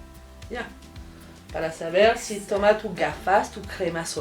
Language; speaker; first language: Spanish; non-native, fluent; French